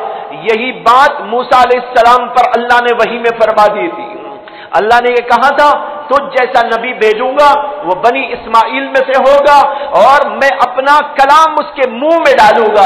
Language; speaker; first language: Urdu; native; Urdu